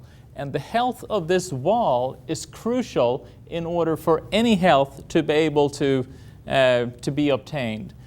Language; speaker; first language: English; non-native, fluent; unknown